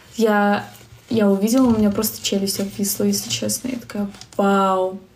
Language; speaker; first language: Russian; native; Russian